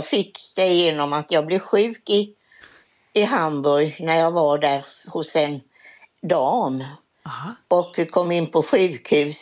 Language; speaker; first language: Swedish; native; Swedish